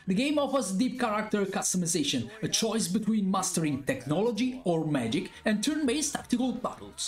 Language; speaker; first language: English; non-native, fluent; Italian